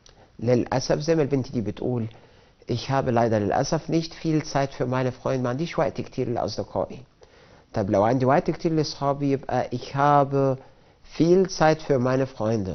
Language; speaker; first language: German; non-native, fluent; Arabic